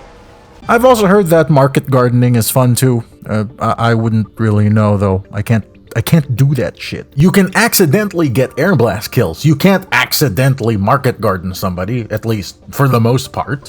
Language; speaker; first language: English; native; English